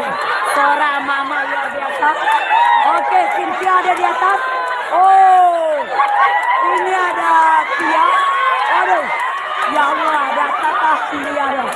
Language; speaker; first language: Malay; non-native, local second language; Minangkabau